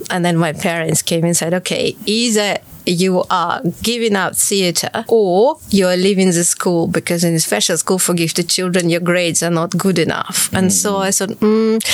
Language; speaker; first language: English; non-native, fluent; Ukrainian